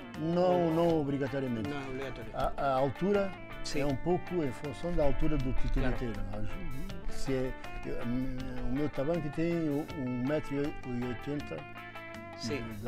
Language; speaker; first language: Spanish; non-native, learner; Portuguese